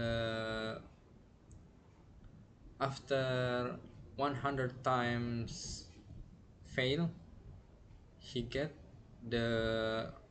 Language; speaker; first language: English; non-native, learner; Indonesian